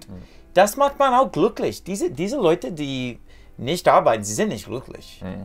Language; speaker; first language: German; non-native, fluent; English